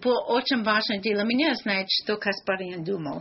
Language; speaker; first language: Russian; non-native, learner; English